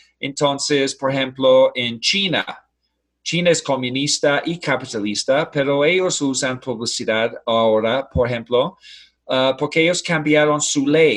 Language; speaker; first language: Spanish; non-native, fluent; English